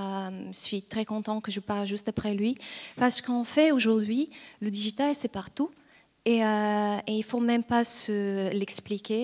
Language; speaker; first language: French; non-native, fluent; Bulgarian